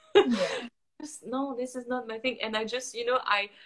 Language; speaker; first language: English; non-native, fluent; French